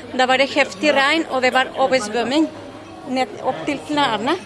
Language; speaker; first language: Norwegian; non-native, fluent; Spanish